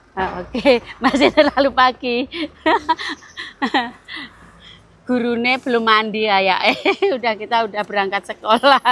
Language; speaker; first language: Indonesian; non-native, local second language; Javanese